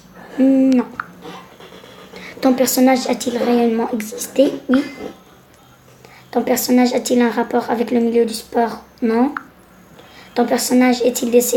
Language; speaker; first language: French; non-native, local second language; Arabic